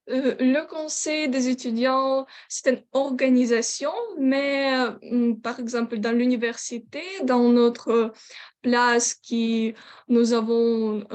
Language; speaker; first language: French; non-native, learner; Ukrainian